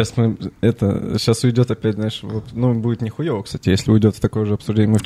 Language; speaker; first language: Russian; native; Russian